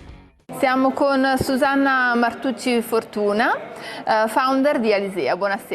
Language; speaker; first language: Italian; native; Italian